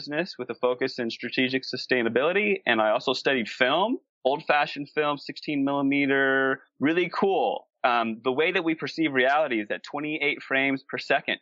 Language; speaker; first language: English; native; English